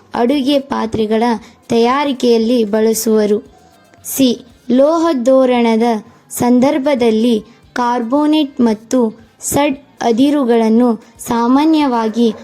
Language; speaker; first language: Kannada; native; Kannada